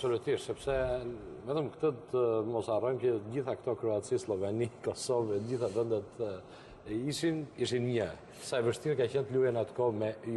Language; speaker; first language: Albanian; native; Albanian